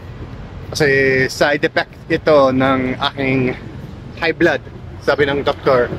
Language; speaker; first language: Filipino; non-native, learner; English